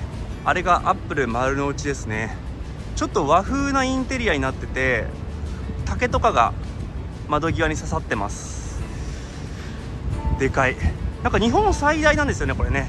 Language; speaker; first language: Japanese; native; Japanese